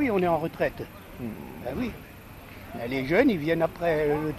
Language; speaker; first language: French; native; French